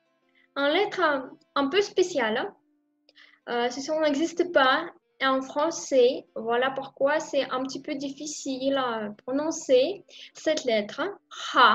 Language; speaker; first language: French; non-native, fluent; Russian